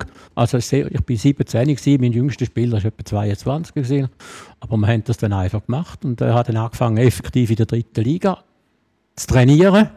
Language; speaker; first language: German; native; German